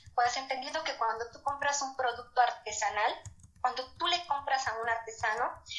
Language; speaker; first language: Spanish; native; Spanish